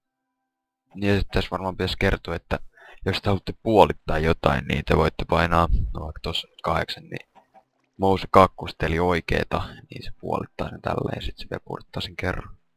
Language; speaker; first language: Finnish; native; Finnish